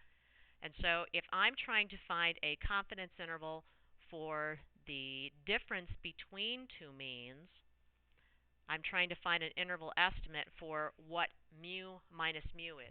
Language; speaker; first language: English; native; English